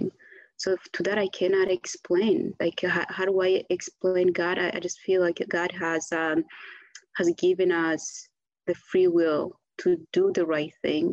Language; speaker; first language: English; non-native, local second language; Kinyarwanda